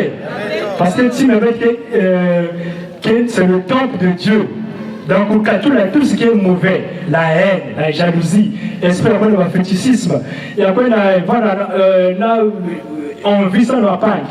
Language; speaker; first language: French; non-native, local second language; Lingala